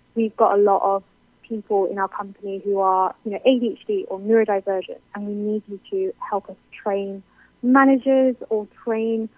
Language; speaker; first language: English; native; English